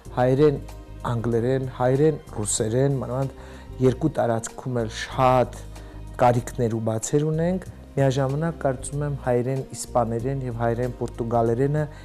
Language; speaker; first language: Armenian; native; Armenian